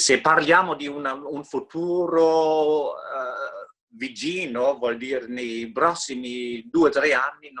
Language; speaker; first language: Italian; non-native, fluent; German